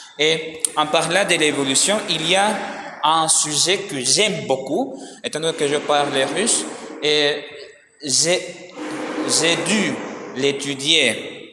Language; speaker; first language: French; non-native, learner; Spanish